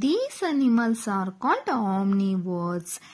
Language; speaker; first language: English; non-native, local second language; Kannada